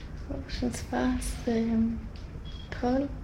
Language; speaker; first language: French; non-native, learner; Swedish